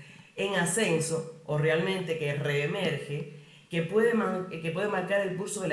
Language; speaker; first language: Spanish; native; Spanish